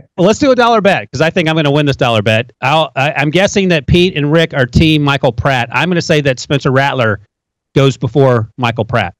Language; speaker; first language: English; native; English